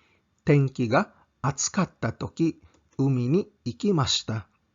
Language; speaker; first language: Japanese; non-native, fluent; English